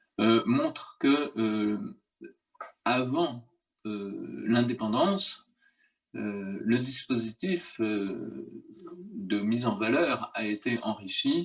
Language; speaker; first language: French; native; French